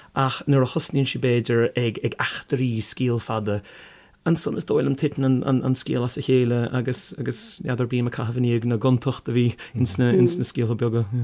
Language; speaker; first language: Irish; native; Irish